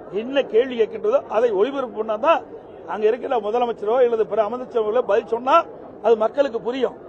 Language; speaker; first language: Tamil; native; Tamil